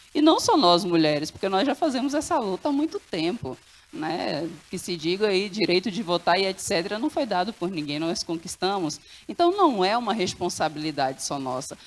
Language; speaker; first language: Portuguese; non-native, local second language; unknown